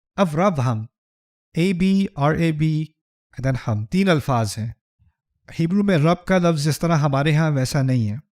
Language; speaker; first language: Urdu; early bilingual, heritage; Urdu